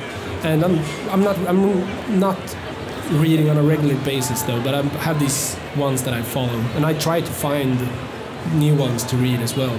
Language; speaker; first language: English; non-native, fluent; Swedish